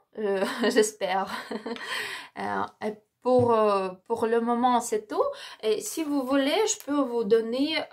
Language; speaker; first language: French; non-native, learner; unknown